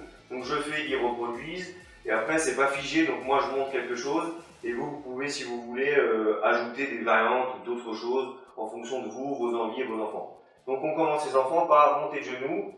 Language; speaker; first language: French; native; French